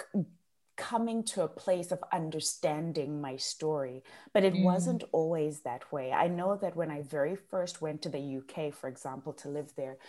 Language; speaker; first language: English; non-native, local second language; Shona